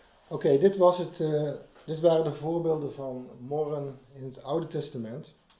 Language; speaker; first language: Dutch; native; Dutch